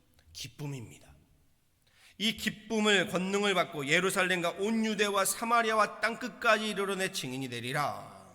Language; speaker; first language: Korean; native; Korean